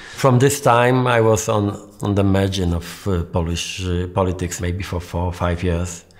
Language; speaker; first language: English; non-native, fluent; Polish